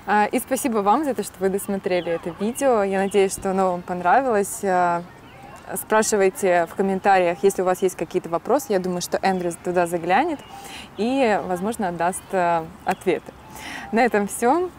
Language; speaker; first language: Russian; native; Russian